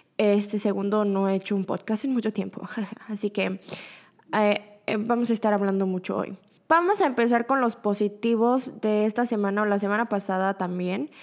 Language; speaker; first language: Spanish; early bilingual, other home language; Korean